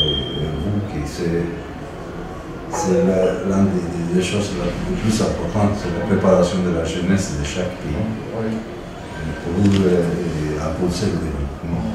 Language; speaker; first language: French; non-native, learner; Spanish